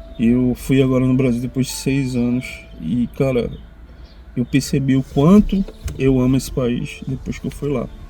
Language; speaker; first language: Portuguese; native; Portuguese